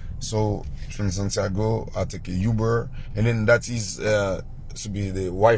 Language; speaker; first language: English; non-native, learner; Haitian Creole